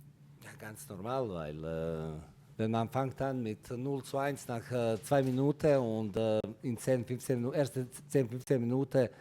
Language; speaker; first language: German; non-native, fluent; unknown